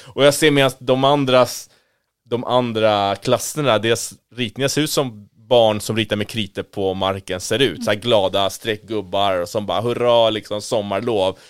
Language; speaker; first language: Swedish; early bilingual, other home language; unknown